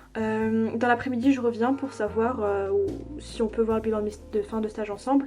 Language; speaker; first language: French; native; French